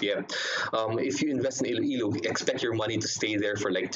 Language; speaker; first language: English; non-native, local second language; Hiligaynon